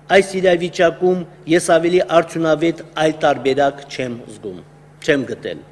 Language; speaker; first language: Armenian; native; Armenian